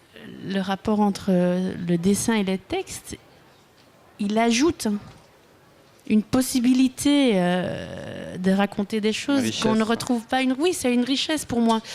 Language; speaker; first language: French; non-native, local second language; Dutch